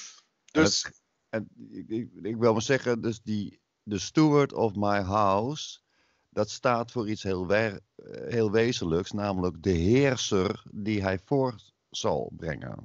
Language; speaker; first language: Dutch; native; Dutch